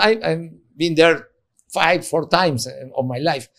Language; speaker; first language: English; non-native, learner; Spanish